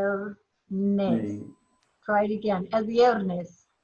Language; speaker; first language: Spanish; non-native, fluent; English